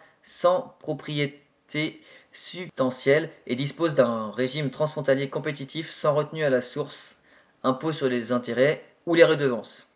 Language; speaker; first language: French; native; French